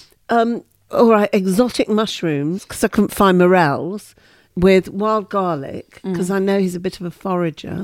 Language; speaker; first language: English; native; English